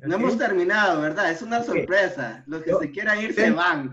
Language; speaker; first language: Spanish; native; Spanish